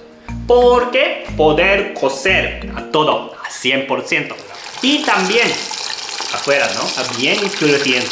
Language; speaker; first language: Spanish; non-native, fluent; Japanese